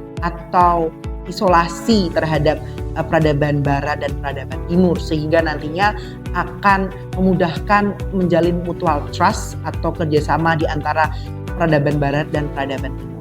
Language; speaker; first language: Indonesian; native; Indonesian